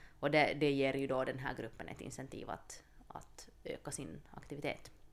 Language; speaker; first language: Swedish; native; Swedish